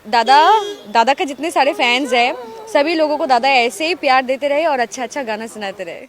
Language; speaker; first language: Hindi; non-native, local second language; Assamese